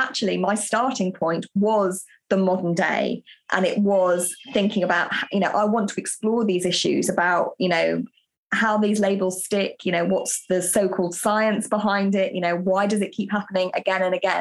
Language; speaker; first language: English; native; English